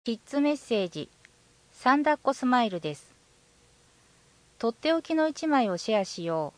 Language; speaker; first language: Japanese; native; Japanese